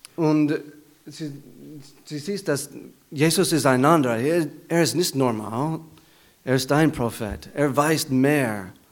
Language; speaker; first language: German; non-native, learner; English